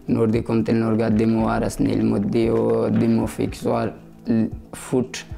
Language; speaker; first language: Norwegian; early bilingual, other home language; Persian